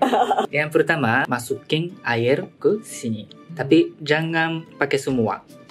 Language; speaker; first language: Indonesian; non-native, learner; Japanese